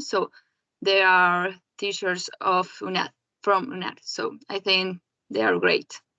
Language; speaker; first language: English; non-native, learner; Spanish